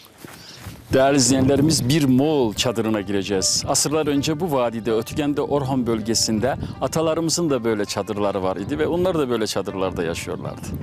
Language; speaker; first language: Turkish; native; Turkish